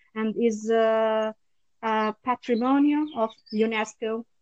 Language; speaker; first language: English; non-native, learner; Albanian